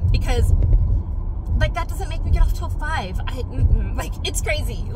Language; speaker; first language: English; native; English